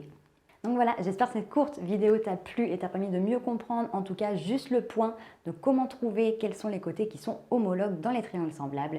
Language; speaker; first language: French; native; French